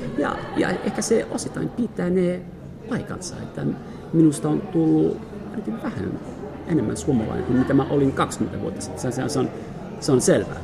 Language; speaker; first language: Finnish; non-native, fluent; French